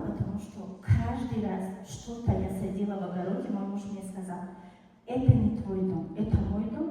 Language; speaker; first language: Russian; non-native, fluent; Tajik